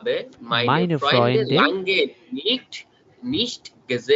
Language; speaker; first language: German; non-native, learner; Bangla